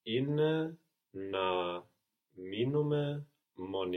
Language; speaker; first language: Greek; non-native, learner; English